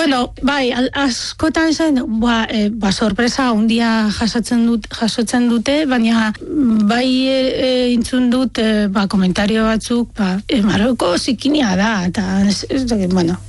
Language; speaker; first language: Basque; non-native, fluent; Arabic